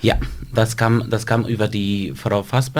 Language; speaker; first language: German; non-native, fluent; Spanish